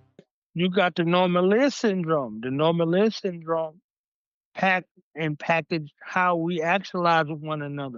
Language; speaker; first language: English; native; English